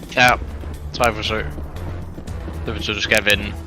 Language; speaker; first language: Danish; native; Danish